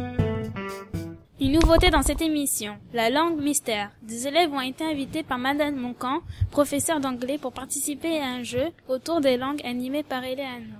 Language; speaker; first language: French; native; French